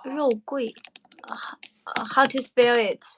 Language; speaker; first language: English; non-native, learner; Chinese